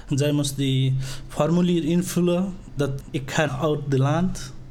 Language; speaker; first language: Dutch; non-native, learner; Nepali